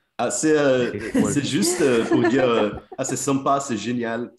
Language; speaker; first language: French; non-native, fluent; Portuguese